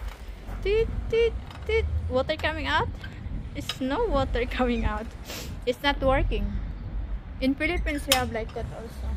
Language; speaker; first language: English; non-native, local second language; Filipino